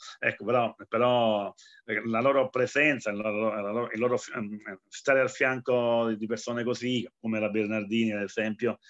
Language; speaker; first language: Italian; native; Italian